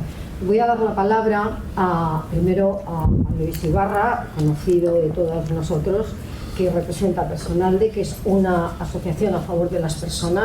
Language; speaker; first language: Spanish; native; Spanish